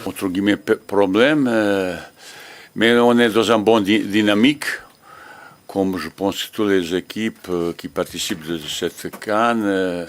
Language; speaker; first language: French; non-native, learner; Bosnian